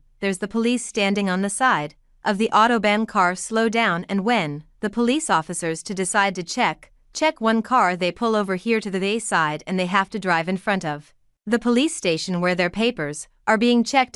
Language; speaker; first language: English; non-native, fluent; German